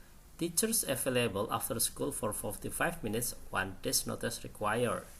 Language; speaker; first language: English; non-native, learner; Indonesian